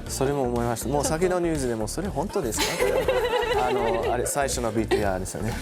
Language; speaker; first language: Japanese; non-native, fluent; English